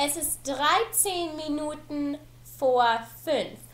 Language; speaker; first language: German; non-native, learner; English